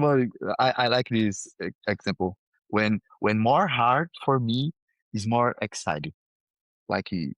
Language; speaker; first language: English; non-native, learner; Portuguese